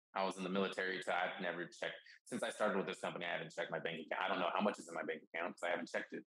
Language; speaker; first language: English; native; English